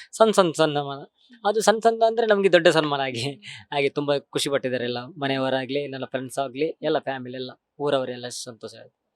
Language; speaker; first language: Kannada; non-native, local second language; Tulu